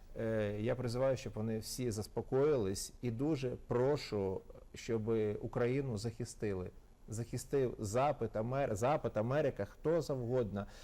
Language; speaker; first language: Ukrainian; non-native, local second language; Russian